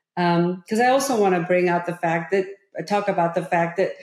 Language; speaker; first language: English; early bilingual, other home language; Korean